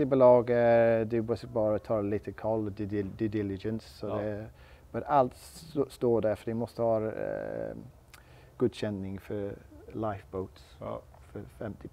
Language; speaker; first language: Swedish; non-native, learner; English